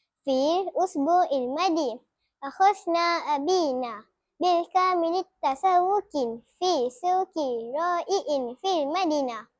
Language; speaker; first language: Arabic; non-native, learner; Malay